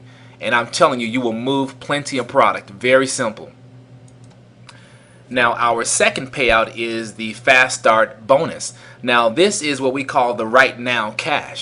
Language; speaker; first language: English; native; English